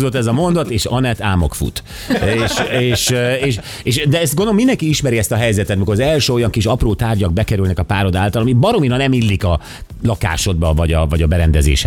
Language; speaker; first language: Hungarian; native; Hungarian